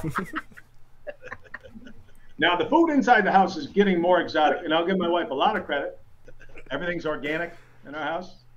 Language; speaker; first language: English; native; English